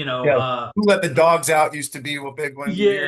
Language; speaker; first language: English; native; English